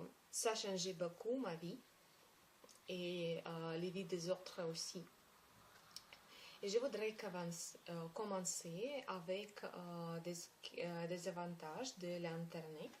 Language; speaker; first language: French; non-native, learner; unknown